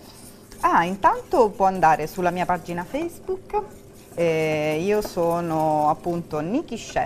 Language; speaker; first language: Italian; native; Italian